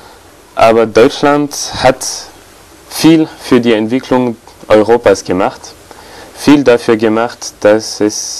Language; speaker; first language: German; non-native, fluent; French